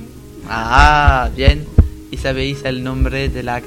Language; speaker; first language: Spanish; non-native, learner; French